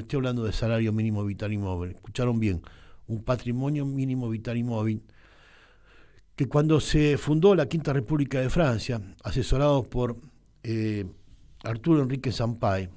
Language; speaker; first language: Spanish; native; Spanish